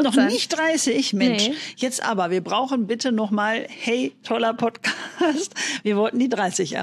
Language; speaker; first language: German; native; German